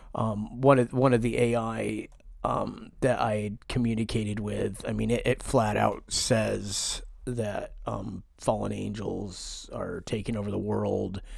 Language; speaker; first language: English; native; English